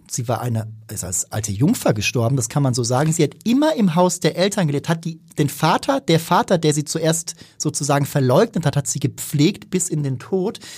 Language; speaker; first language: German; native; German